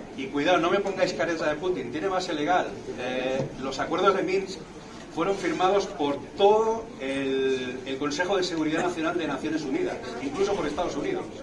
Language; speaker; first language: Spanish; native; Spanish